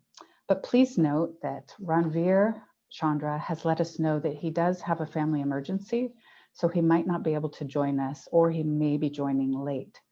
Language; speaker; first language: English; native; English